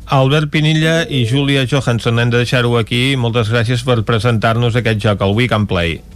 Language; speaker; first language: Catalan; native; Catalan